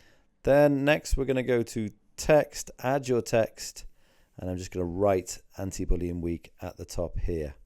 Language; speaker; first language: English; native; English